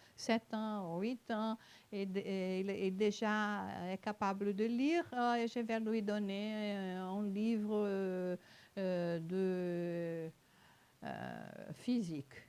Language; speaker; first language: French; non-native, fluent; Portuguese